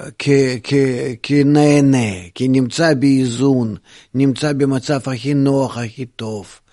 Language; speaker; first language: Hebrew; non-native, fluent; Russian